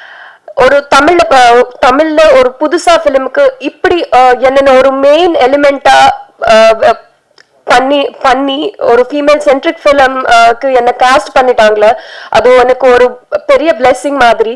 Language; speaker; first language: Tamil; non-native, learner; Telugu